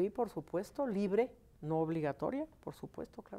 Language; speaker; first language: Spanish; native; Spanish